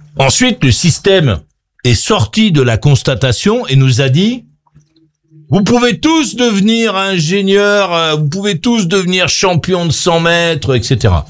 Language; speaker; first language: French; native; French